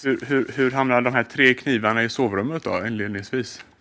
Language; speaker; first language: Swedish; native; Swedish